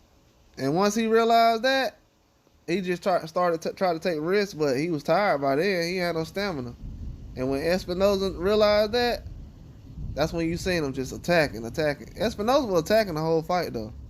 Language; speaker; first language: English; native; English